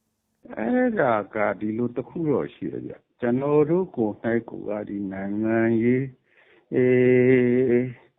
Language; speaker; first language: Burmese; native; Burmese